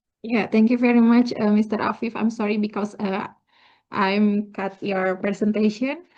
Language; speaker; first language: English; non-native, learner; Indonesian